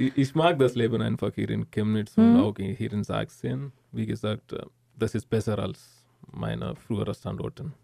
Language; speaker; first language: German; non-native, learner; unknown